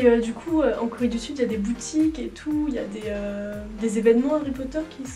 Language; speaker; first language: French; native; French